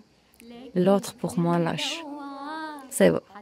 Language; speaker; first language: French; non-native, learner; Turkish